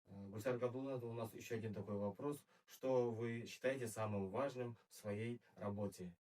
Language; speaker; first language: Russian; non-native, local second language; Kazakh